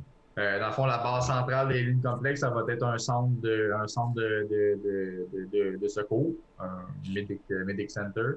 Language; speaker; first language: French; native; French